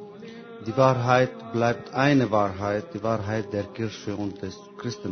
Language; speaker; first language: German; non-native, fluent; Arabic